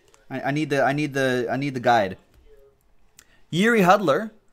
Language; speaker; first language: English; native; English